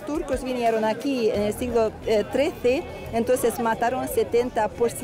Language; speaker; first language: Spanish; non-native, learner; Hungarian